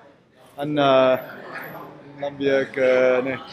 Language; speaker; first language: Vietnamese; non-native, learner; English